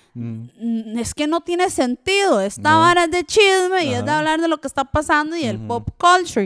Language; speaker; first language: Spanish; early bilingual, other home language; French